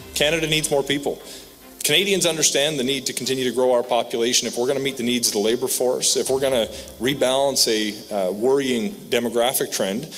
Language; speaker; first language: English; native; English